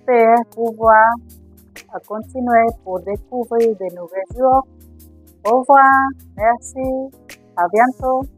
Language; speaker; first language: French; non-native, learner; Spanish